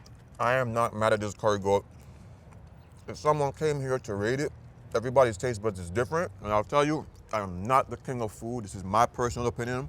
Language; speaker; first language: English; native; English